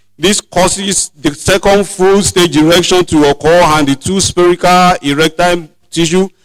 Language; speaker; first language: English; non-native, local second language; Yoruba